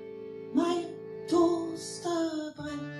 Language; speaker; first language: German; native; German